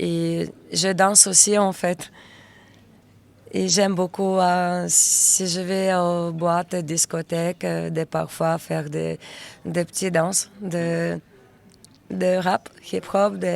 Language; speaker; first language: French; non-native, learner; Russian